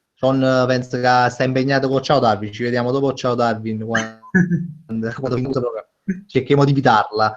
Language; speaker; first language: Italian; native; Italian